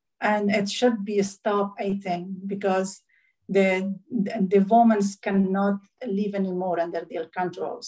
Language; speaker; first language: English; non-native, learner; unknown